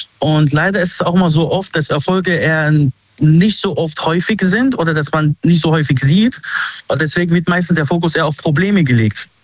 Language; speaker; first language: German; early bilingual, other home language; Arabic